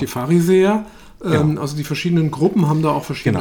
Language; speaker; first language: German; native; German